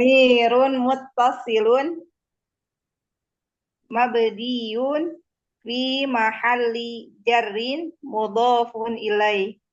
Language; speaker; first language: Arabic; non-native, learner; Indonesian